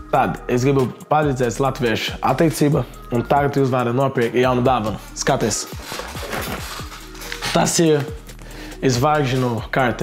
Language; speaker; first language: Latvian; non-native, learner; Portuguese